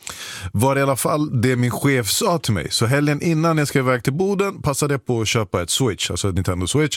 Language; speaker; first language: Swedish; native; Swedish